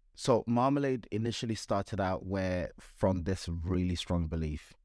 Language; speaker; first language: English; non-native, local second language; Yoruba